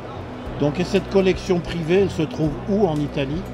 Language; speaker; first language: French; native; French